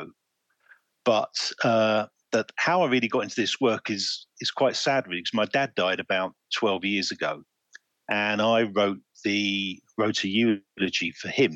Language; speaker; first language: English; native; English